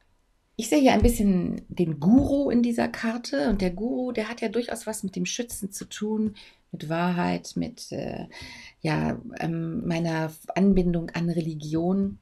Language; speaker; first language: German; native; German